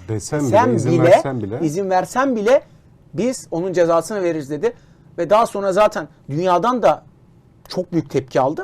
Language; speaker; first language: Turkish; native; Turkish